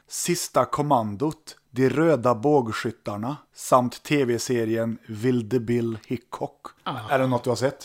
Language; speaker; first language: Swedish; native; Swedish